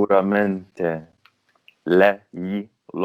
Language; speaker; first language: Italian; non-native, learner; English